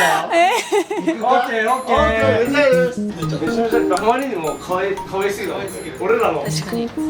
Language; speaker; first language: Japanese; native; Japanese